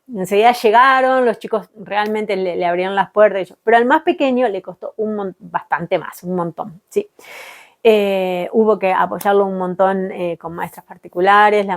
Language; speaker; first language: Spanish; native; Spanish